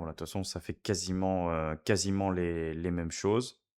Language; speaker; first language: French; native; French